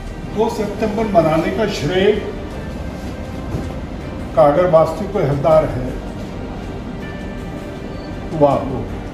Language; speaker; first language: Hindi; native; Hindi